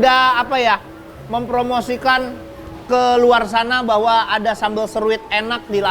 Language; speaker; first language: Indonesian; native; Indonesian